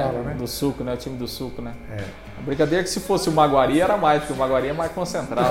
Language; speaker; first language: Portuguese; native; Portuguese